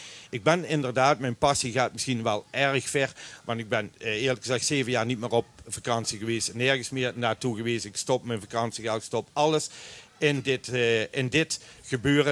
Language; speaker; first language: Dutch; native; Dutch